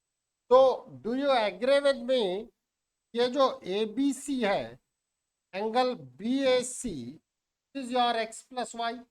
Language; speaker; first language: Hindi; native; Hindi